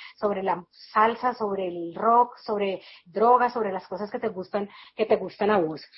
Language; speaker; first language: Spanish; native; Spanish